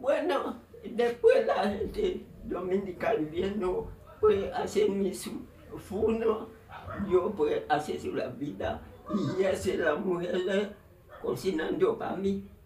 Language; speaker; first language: Spanish; non-native, learner; Haitian Creole